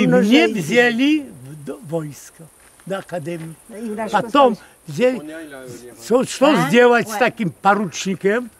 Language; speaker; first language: Russian; early bilingual, heritage; Polish